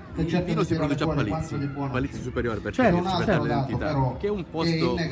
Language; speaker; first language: Italian; native; Italian